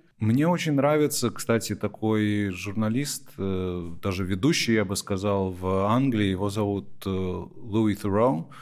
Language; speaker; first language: Russian; early bilingual, heritage; Russian